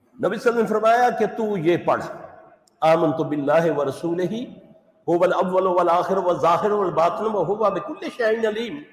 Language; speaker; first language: Urdu; native; Urdu